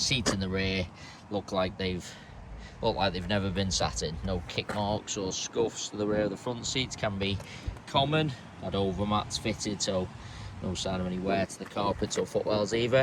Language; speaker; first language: English; native; English